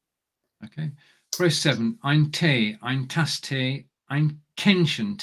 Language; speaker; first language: German; non-native, learner; English